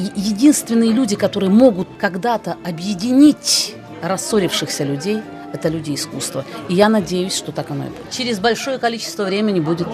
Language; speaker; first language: Russian; native; Russian